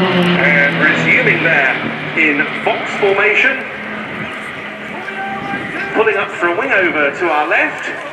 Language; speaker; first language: English; native; English